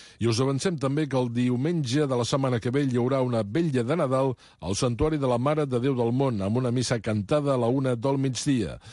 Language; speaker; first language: Catalan; native; Catalan